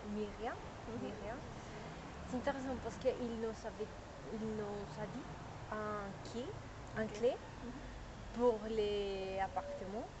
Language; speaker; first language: French; non-native, learner; Spanish